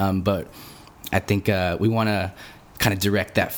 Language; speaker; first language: English; native; English